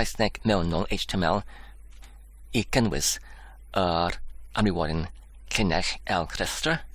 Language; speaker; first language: Welsh; non-native, learner; English